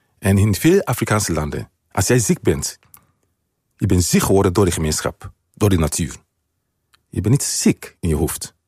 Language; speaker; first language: Dutch; non-native, fluent; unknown